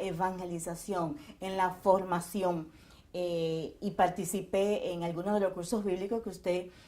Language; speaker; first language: Spanish; native; Spanish